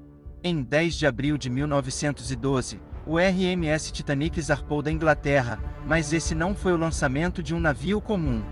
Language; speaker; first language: Portuguese; native; Portuguese